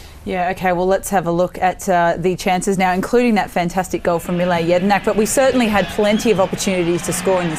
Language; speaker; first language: English; native; English